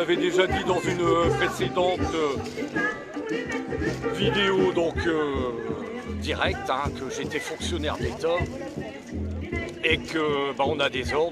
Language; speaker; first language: French; native; French